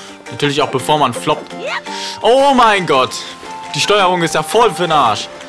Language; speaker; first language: German; native; German